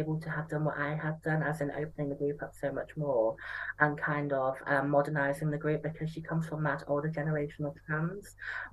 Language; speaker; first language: English; native; English